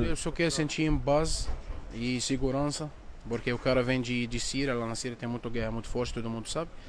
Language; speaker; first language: Portuguese; non-native, fluent; Arabic